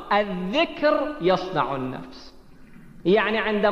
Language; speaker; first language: Arabic; native; Arabic